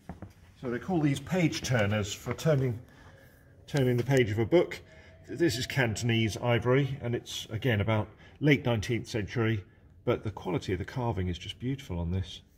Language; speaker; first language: English; native; English